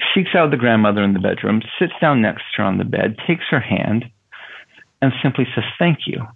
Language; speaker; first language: English; native; English